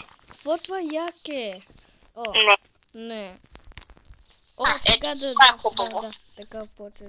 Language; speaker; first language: Bulgarian; non-native, learner; English